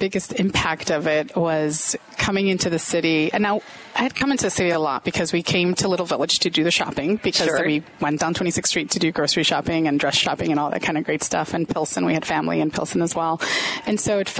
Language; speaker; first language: English; native; English